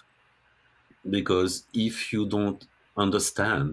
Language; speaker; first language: English; non-native, fluent; French